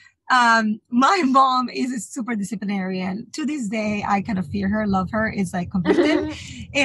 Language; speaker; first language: English; non-native, fluent; Spanish